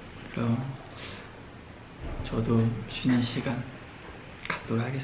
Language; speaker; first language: Korean; non-native, fluent; Chinese